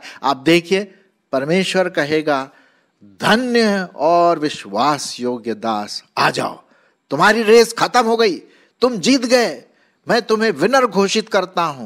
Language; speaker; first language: Hindi; non-native, local second language; Marathi